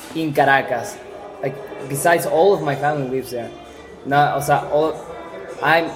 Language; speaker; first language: English; non-native, fluent; Spanish